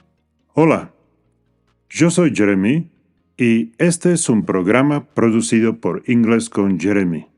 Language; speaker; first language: Spanish; non-native, fluent; English